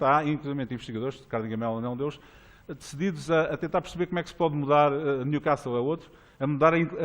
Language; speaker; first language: Portuguese; native; Portuguese